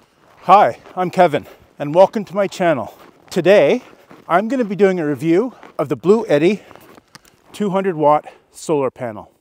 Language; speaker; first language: English; native; English